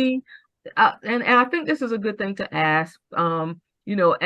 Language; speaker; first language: English; native; English